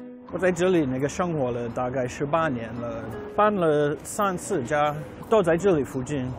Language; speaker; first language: Chinese; non-native, fluent; English